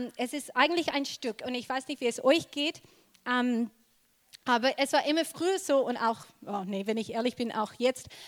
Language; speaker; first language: German; non-native, fluent; English